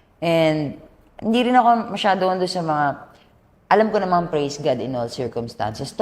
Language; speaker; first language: Filipino; native; Filipino